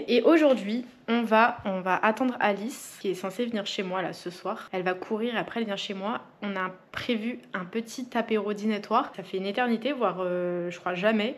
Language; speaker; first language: French; native; French